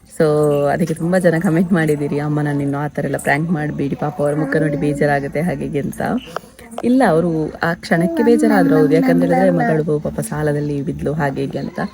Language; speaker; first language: Kannada; non-native, local second language; Tulu